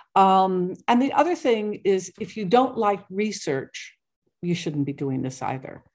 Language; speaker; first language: English; native; English